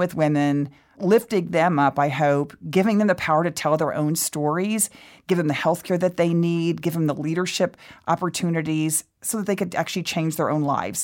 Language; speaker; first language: English; native; English